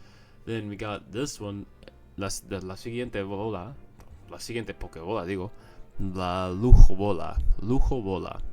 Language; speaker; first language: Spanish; non-native, fluent; English